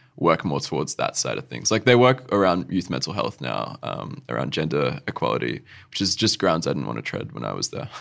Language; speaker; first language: English; native; English